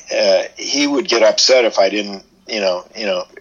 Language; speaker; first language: English; native; English